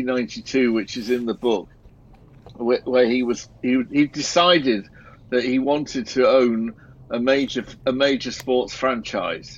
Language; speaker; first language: English; native; English